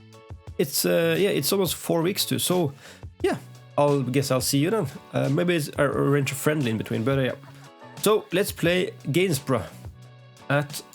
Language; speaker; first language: English; non-native, fluent; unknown